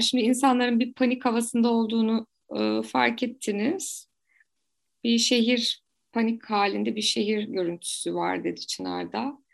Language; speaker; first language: Turkish; native; Turkish